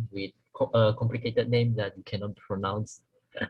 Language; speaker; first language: English; non-native, fluent; Chinese